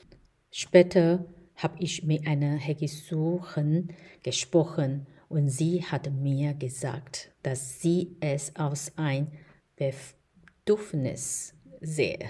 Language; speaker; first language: German; non-native, fluent; Chinese